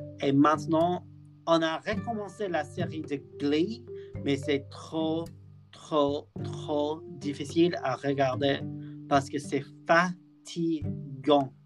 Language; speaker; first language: French; non-native, learner; English